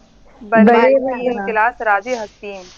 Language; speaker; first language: Persian; non-native, learner; Urdu